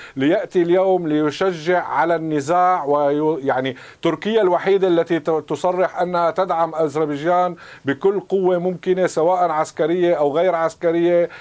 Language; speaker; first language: Arabic; native; Arabic